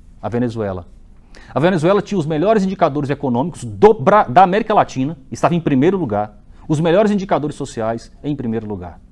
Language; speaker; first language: Portuguese; native; Portuguese